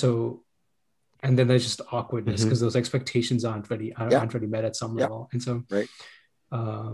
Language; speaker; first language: English; non-native, local second language; Sinhala